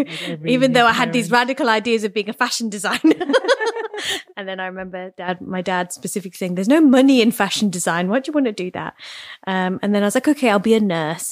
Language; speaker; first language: English; native; English